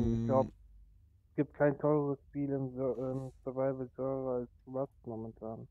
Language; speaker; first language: German; native; German